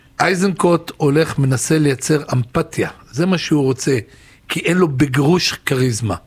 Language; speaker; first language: Hebrew; native; Hebrew